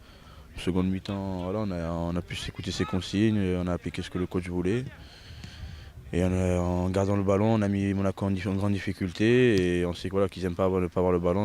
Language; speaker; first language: French; native; French